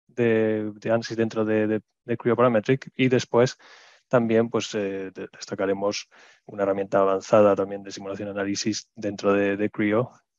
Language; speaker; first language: Spanish; native; Spanish